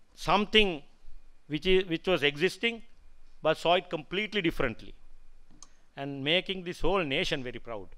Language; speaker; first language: English; non-native, local second language; Sinhala